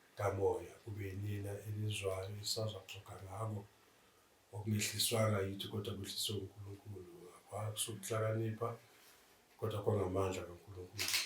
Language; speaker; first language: Zulu; native; Zulu